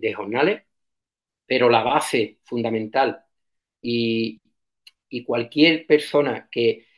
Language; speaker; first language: Spanish; native; Spanish